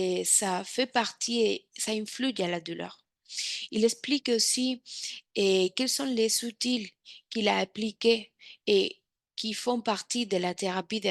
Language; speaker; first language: French; non-native, fluent; Spanish